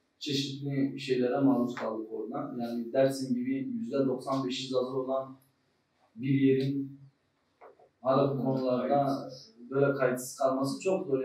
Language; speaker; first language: Turkish; non-native, local second language; Zaza